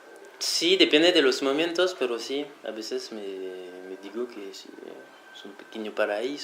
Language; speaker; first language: Spanish; non-native, fluent; French